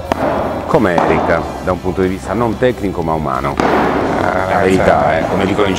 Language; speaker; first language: Italian; native; Italian